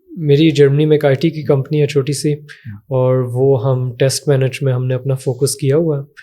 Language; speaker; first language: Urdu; native; Urdu